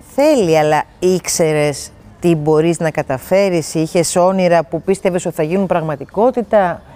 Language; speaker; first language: Greek; native; Greek